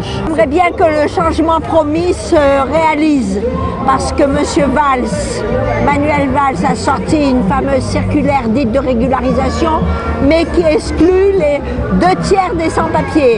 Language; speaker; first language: French; native; French